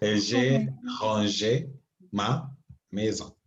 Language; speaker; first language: French; non-native, fluent; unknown